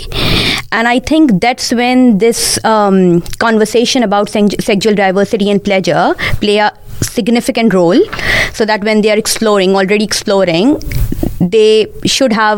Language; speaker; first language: English; non-native, local second language; Urdu